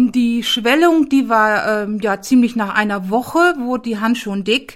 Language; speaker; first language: German; native; German